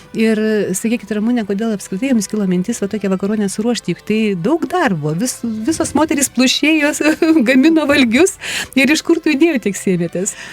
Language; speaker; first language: Lithuanian; native; Lithuanian